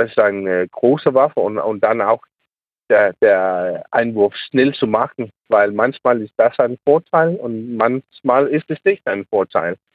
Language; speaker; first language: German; non-native, learner; Danish